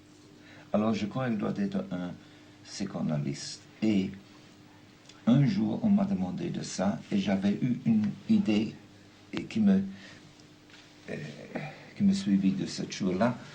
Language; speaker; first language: French; non-native, fluent; German